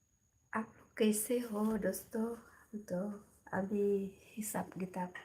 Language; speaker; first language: Hindi; non-native, local second language; Khasi